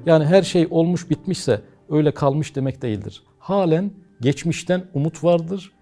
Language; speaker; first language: Turkish; native; Turkish